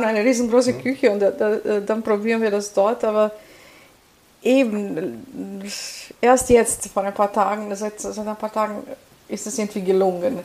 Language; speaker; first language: German; non-native, fluent; Serbian